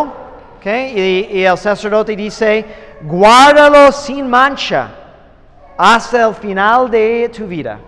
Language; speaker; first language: Spanish; non-native, fluent; English